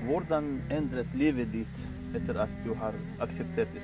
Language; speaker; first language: Norwegian; non-native, fluent; Chechen